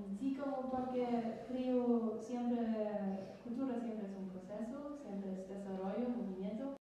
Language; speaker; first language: Spanish; non-native, learner; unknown